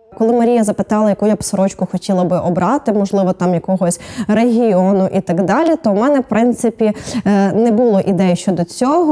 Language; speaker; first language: Ukrainian; native; Ukrainian